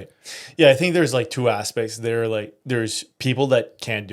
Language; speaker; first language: English; native; English